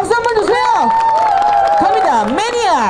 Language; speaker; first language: Korean; native; Korean